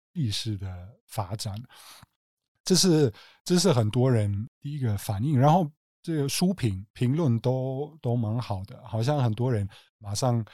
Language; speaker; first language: Chinese; non-native, fluent; German